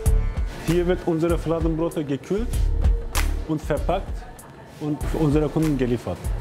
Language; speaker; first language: German; non-native, learner; Turkish